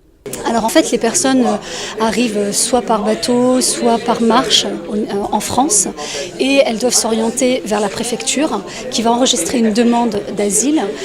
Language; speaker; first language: French; native; French